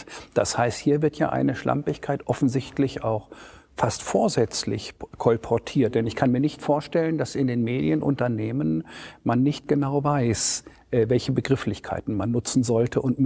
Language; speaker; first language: German; native; German